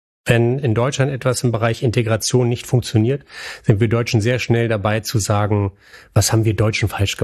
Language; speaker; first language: German; native; German